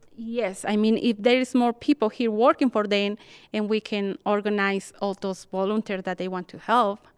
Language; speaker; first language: English; non-native, fluent; Spanish